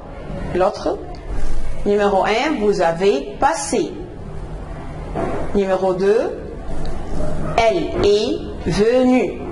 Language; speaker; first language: French; non-native, fluent; Arabic